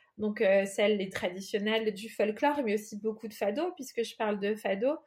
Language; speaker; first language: French; early bilingual, other home language; Portuguese